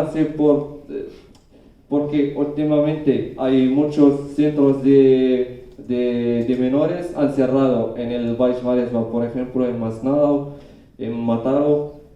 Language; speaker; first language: Spanish; non-native, learner; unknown